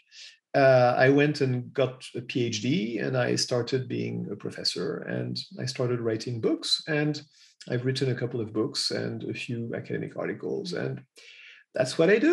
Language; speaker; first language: English; non-native, fluent; French